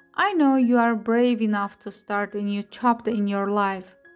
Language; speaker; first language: English; non-native, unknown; Azerbaijani